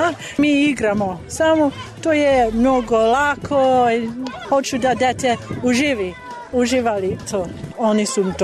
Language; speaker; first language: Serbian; non-native, learner; English